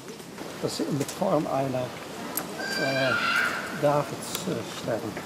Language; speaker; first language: German; non-native, fluent; Dutch